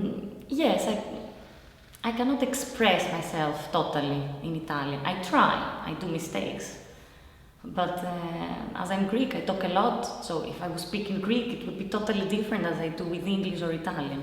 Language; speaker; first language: English; non-native, fluent; Greek